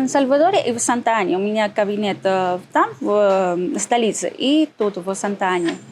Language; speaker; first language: Russian; non-native, learner; Spanish